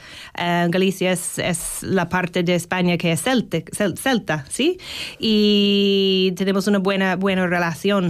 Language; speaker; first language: Spanish; non-native, fluent; English